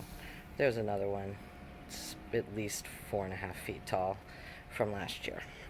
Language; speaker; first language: English; native; English